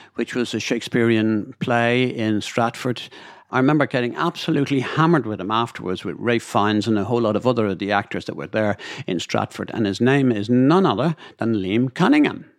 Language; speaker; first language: English; native; English